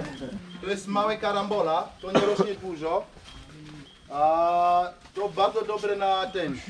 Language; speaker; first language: Polish; non-native, learner; Swahili